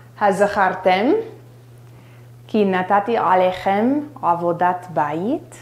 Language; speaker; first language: Hebrew; non-native, fluent; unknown